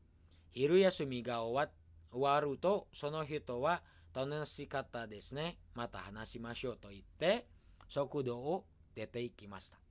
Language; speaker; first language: Japanese; non-native, fluent; Indonesian